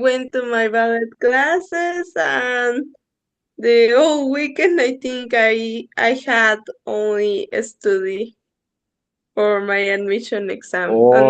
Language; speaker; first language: English; non-native, learner; Spanish